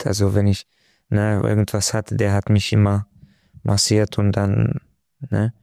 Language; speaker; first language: German; non-native, local second language; Hungarian